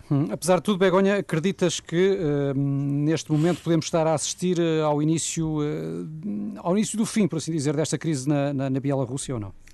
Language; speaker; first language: Portuguese; native; Portuguese